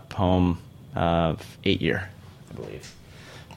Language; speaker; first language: English; native; English